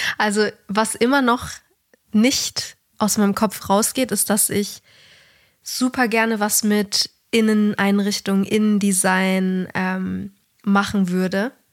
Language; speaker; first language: German; native; German